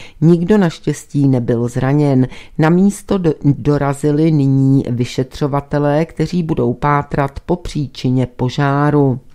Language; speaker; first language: Czech; native; Czech